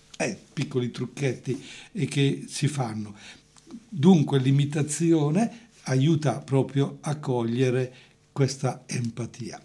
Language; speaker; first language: Italian; native; Italian